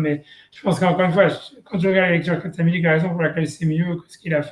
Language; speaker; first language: French; native; French